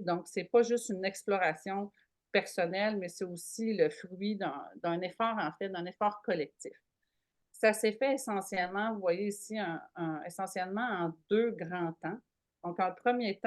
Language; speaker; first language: French; native; French